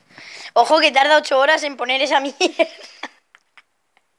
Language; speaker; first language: Spanish; native; Spanish